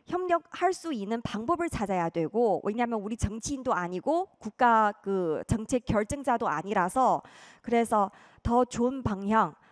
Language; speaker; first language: Korean; non-native, fluent; Chinese